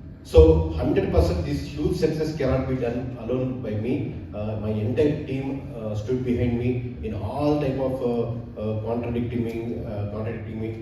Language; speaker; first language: English; non-native, local second language; Telugu